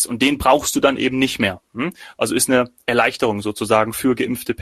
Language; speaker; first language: German; native; German